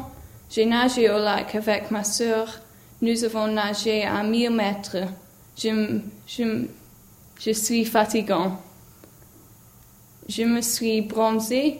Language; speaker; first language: French; non-native, learner; English